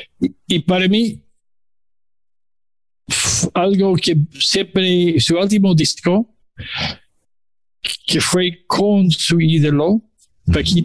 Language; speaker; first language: Spanish; non-native, learner; English